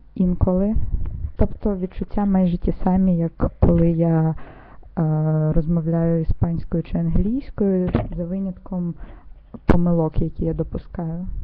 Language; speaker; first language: Ukrainian; non-native, local second language; Russian